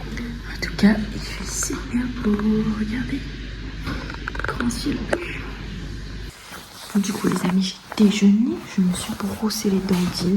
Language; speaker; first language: French; native; French